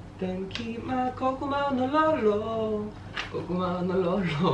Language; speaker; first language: Korean; non-native, fluent; Thai